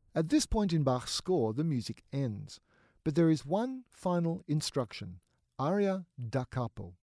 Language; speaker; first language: English; native; English